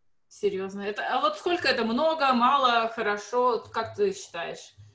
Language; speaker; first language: Russian; native; Russian